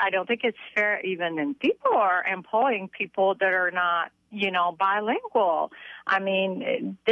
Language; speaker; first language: English; non-native, fluent; French